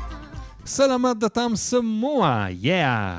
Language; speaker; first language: Indonesian; non-native, learner; Italian